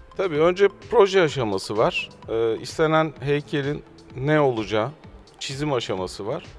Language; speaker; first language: Turkish; native; Turkish